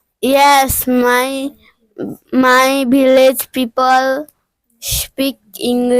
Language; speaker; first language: English; non-native, learner; Odia